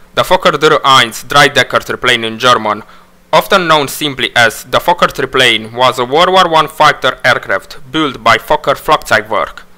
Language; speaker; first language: English; non-native, fluent; Romanian